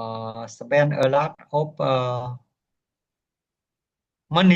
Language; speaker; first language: English; non-native, learner; Vietnamese